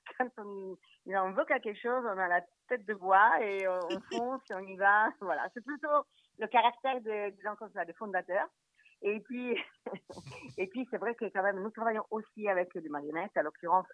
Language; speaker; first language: French; non-native, fluent; Italian